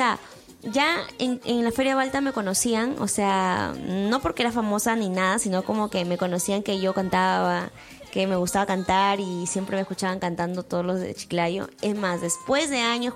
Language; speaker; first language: Spanish; native; Spanish